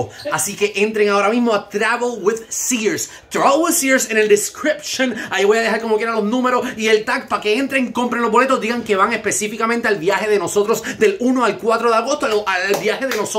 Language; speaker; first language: Spanish; native; Spanish